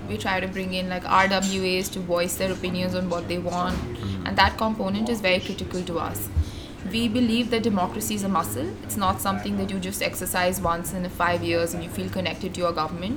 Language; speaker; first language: English; non-native, local second language; Hindi